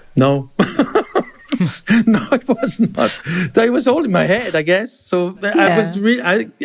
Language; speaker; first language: English; non-native, fluent; French